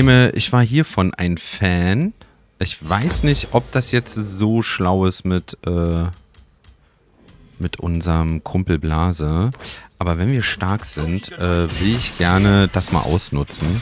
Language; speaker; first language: German; native; German